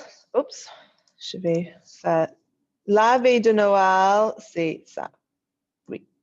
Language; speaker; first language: French; non-native, fluent; English